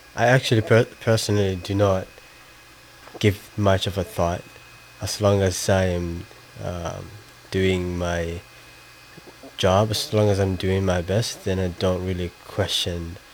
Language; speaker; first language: English; non-native, fluent; Somali